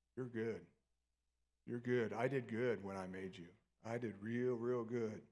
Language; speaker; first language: English; native; English